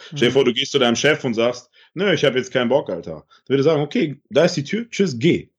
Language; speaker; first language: German; early bilingual, other home language; Russian